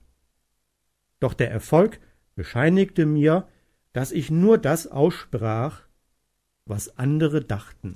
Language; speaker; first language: German; native; German